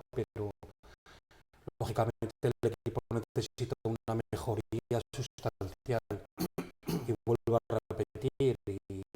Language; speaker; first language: Spanish; native; Spanish